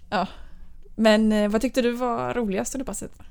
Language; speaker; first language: Swedish; native; Swedish